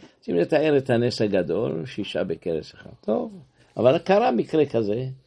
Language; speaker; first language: Hebrew; non-native, fluent; Persian